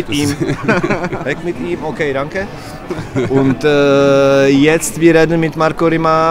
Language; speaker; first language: German; non-native, learner; Czech